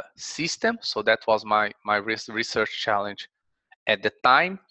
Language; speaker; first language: English; non-native, fluent; Portuguese